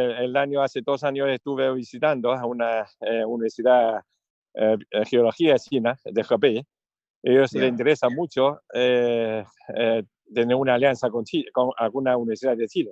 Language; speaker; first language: Spanish; non-native, learner; Chinese